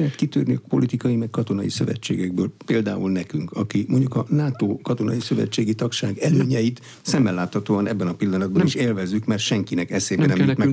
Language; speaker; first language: Hungarian; native; Hungarian